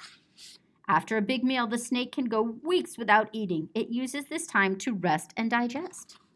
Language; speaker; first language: English; native; English